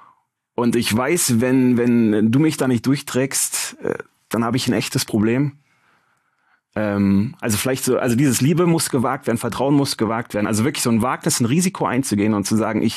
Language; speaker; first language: German; native; German